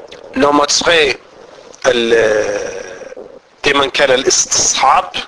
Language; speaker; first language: Danish; non-native, fluent; Arabic